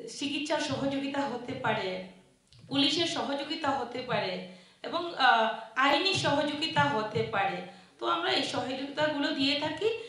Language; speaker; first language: Bangla; non-native, local second language; Chakma